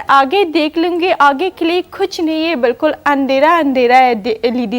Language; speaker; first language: Hindi; non-native, learner; Persian